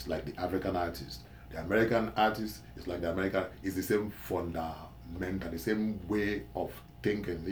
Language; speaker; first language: English; non-native, local second language; Igbo